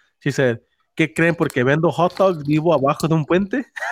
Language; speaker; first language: Spanish; early bilingual, heritage; Spanish